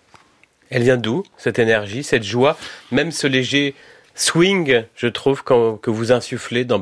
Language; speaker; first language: French; native; French